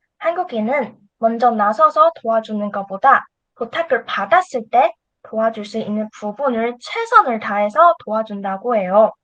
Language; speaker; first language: Korean; non-native, fluent; Chinese